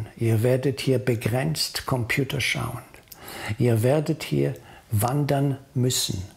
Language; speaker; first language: German; non-native, fluent; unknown